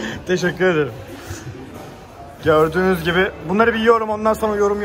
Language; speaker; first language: Turkish; native; Turkish